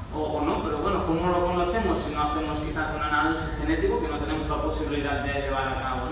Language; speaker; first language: Spanish; non-native, local second language; Catalan